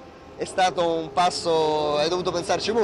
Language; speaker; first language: Italian; native; Italian